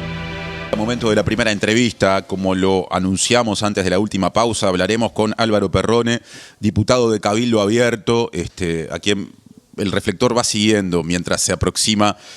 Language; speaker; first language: Spanish; native; Spanish